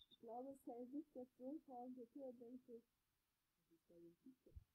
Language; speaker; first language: German; native; German